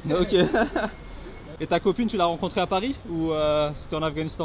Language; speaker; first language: French; native; French